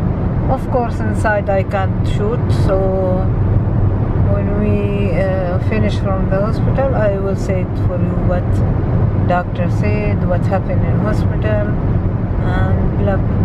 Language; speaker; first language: English; non-native, learner; Arabic